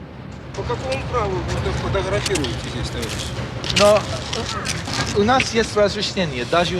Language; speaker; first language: Russian; non-native, fluent; English